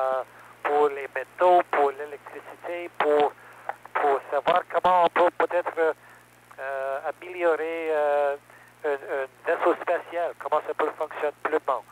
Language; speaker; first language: French; non-native, learner; English